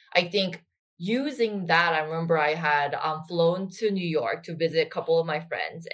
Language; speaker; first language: English; non-native, fluent; Korean